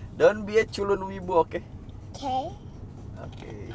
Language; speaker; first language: English; non-native, fluent; Indonesian